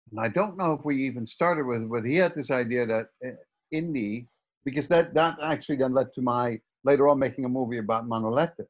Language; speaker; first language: English; non-native, fluent; Dutch